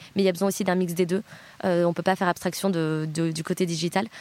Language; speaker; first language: French; native; French